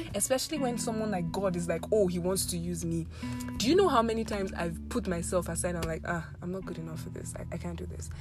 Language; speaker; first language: English; non-native, local second language; Yoruba